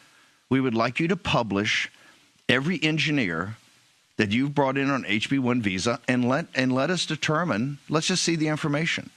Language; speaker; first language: English; native; English